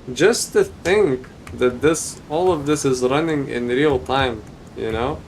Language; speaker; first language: English; non-native, fluent; Lithuanian